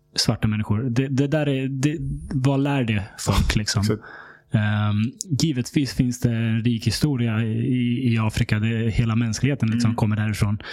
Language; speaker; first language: Swedish; early bilingual, other home language; Serbian